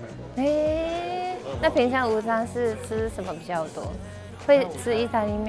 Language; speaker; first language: Chinese; non-native, fluent; Japanese